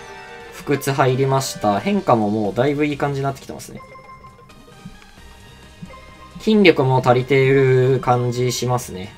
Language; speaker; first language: Japanese; native; Japanese